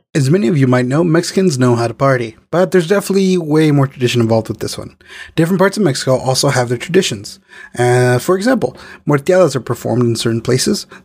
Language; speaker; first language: English; non-native, fluent; Spanish